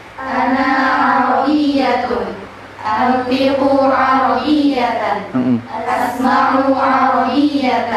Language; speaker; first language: Arabic; non-native, learner; Indonesian